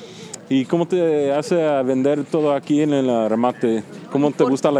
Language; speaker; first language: Spanish; early bilingual, heritage; Spanish